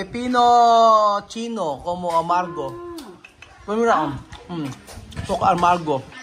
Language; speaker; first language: Spanish; non-native, learner; Filipino